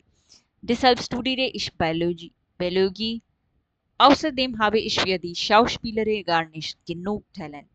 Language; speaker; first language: German; non-native, fluent; Urdu